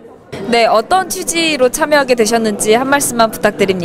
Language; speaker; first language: Korean; native; Korean